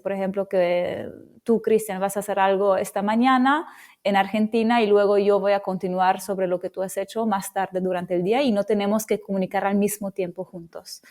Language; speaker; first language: Spanish; non-native, fluent; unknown